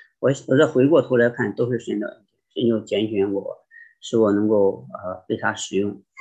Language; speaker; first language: Chinese; native; Chinese